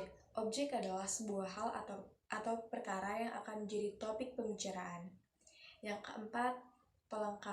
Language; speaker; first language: Indonesian; native; Indonesian